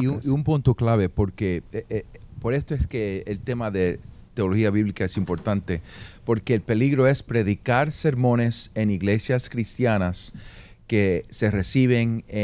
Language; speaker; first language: Spanish; early bilingual, heritage; Spanish